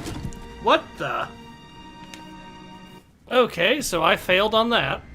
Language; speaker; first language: English; native; English